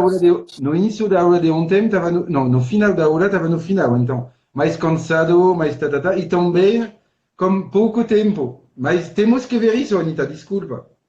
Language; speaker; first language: Portuguese; non-native, fluent; French